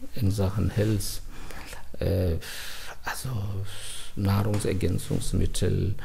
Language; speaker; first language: German; non-native, fluent; Persian